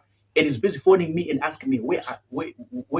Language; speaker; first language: English; non-native, local second language; Shona